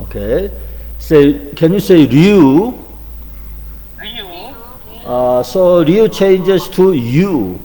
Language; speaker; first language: English; non-native, fluent; Korean